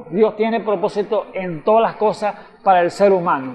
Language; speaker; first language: Spanish; native; Spanish